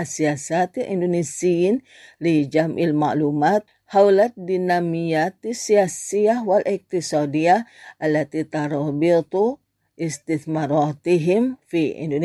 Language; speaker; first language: Arabic; non-native, learner; Indonesian